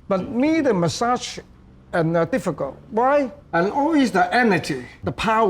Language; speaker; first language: English; non-native, learner; Cantonese